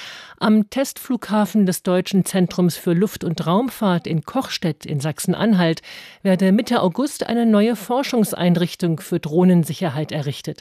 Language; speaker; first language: German; native; German